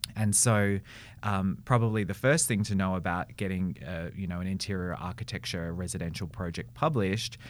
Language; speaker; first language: English; native; English